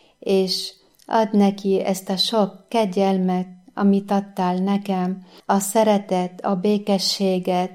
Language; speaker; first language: Hungarian; non-native, learner; Arabic